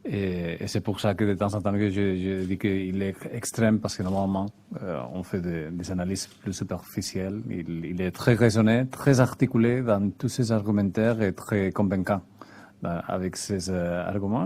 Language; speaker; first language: French; non-native, fluent; Spanish